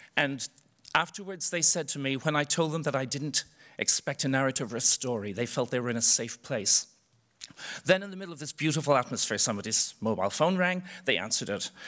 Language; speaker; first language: English; native; English